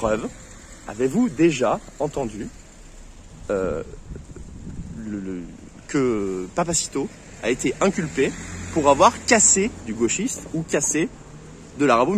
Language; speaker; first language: French; native; French